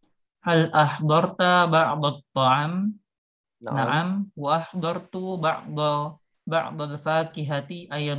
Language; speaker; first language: Arabic; non-native, learner; Indonesian